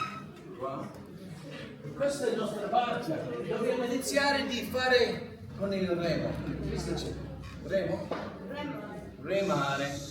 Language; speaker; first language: Italian; non-native, learner; English